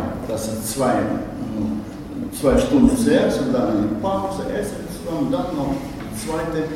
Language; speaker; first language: German; non-native, learner; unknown